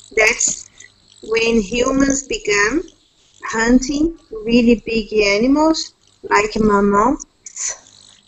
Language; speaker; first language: English; non-native, learner; Portuguese